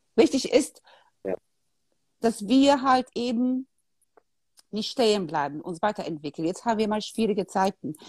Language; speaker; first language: German; non-native, fluent; Polish